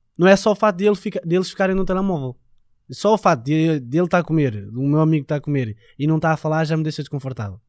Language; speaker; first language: Portuguese; native; Portuguese